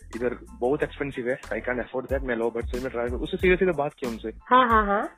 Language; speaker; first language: Hindi; non-native, local second language; Malayalam